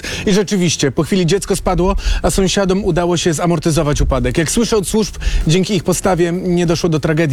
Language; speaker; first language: Polish; native; Polish